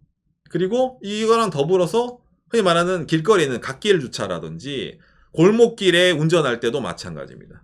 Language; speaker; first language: Korean; native; Korean